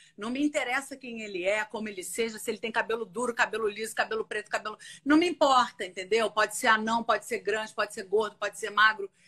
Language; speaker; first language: Portuguese; native; Portuguese